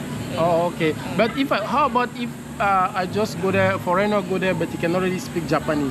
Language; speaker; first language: English; non-native, learner; French